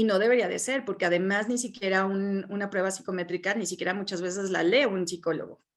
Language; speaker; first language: Spanish; native; Spanish